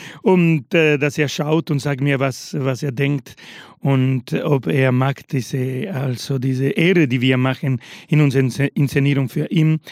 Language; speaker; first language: German; non-native, learner; Spanish